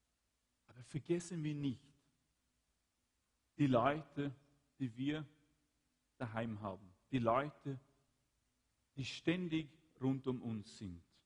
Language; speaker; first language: German; non-native, fluent; Swedish